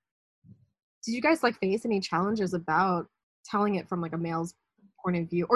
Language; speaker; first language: English; native; English